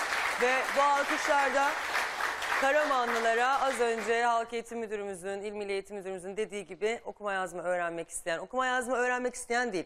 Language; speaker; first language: Turkish; native; Turkish